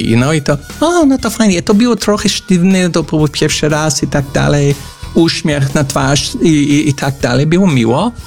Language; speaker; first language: Polish; non-native, fluent; English